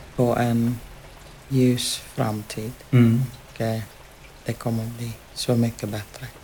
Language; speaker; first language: Swedish; non-native, fluent; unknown